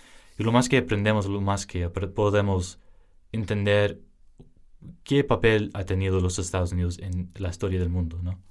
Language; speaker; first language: Spanish; early bilingual, heritage; English